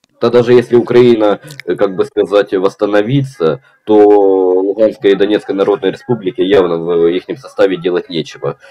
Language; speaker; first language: Russian; native; Russian